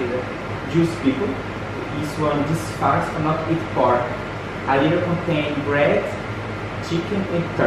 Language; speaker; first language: English; non-native, learner; Portuguese